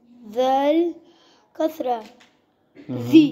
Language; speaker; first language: Arabic; non-native, learner; Urdu